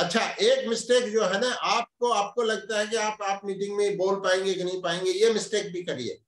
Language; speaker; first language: Hindi; native; Hindi